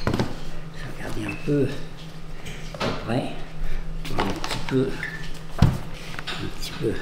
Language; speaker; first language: French; native; French